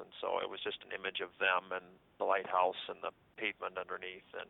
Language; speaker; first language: English; native; English